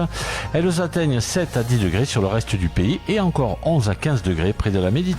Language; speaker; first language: French; native; French